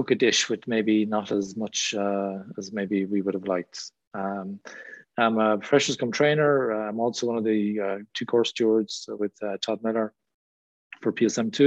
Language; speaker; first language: English; native; English